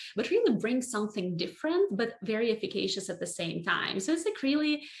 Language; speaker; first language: English; non-native, fluent; Russian